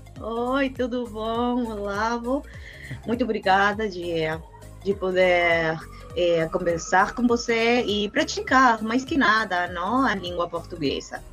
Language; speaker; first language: Portuguese; non-native, learner; Spanish